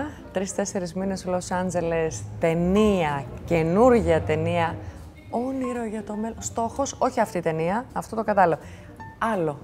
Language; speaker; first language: Greek; native; Greek